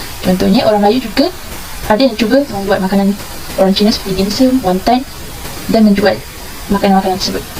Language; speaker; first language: Malay; native; Malay